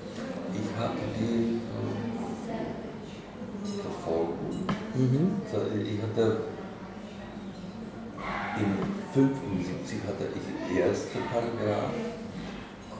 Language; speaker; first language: German; non-native, learner; Czech